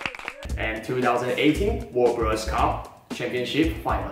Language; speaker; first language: English; non-native, learner; Chinese